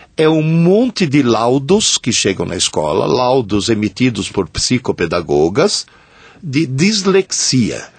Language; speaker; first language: Portuguese; non-native, fluent; Italian